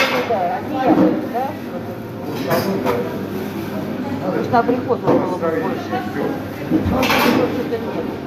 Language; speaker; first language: Russian; native; Russian